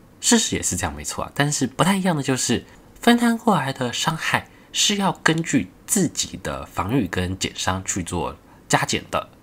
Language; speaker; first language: Chinese; native; Chinese